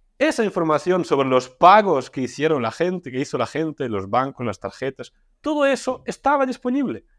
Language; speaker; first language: Spanish; non-native, fluent; Russian